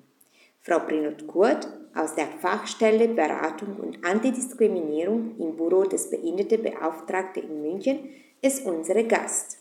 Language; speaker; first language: German; non-native, fluent; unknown